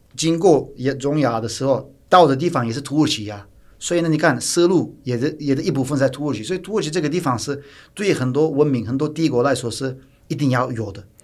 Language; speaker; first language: Chinese; non-native, fluent; Turkish